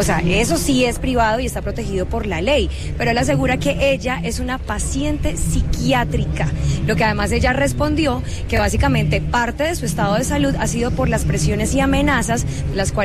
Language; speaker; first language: Spanish; native; Spanish